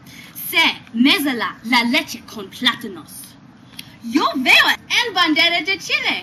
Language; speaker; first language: Spanish; non-native, learner; English